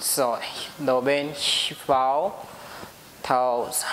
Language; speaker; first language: Vietnamese; non-native, learner; Hindi